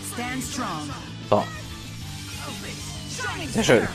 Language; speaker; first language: German; native; German